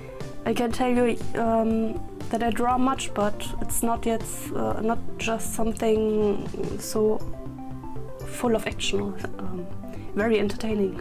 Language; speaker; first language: English; non-native, learner; German